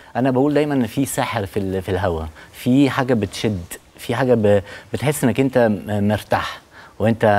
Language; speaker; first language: Arabic; non-native, fluent; Italian